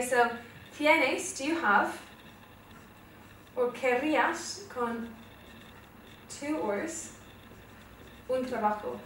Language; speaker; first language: Spanish; non-native, fluent; English